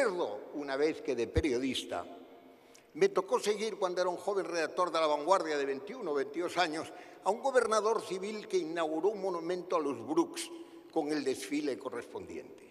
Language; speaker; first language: Spanish; native; Spanish